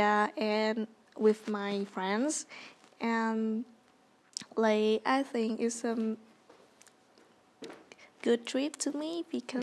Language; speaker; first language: English; non-native, learner; Vietnamese